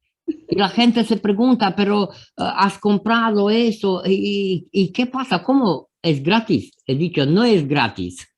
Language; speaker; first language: Spanish; non-native, fluent; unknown